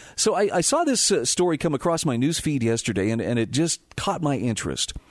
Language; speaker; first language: English; native; English